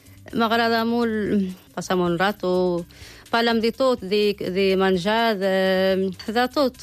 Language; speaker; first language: Catalan; non-native, learner; Spanish